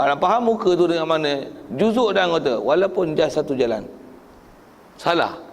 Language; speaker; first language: Malay; native; Malay